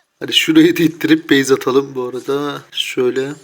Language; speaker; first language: Turkish; native; Turkish